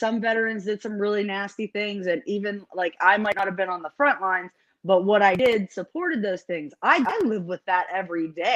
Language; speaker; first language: English; native; English